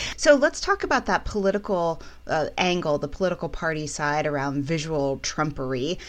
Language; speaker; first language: English; native; English